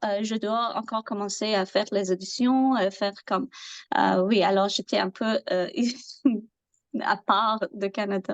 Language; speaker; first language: French; non-native, learner; Persian